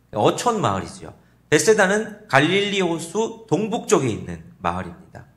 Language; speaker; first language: Korean; native; Korean